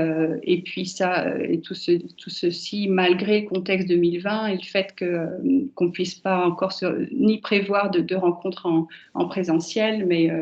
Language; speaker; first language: French; native; French